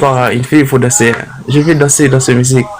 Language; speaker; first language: French; non-native, learner; Haitian Creole